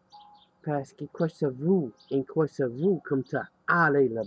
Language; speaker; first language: French; non-native, learner; English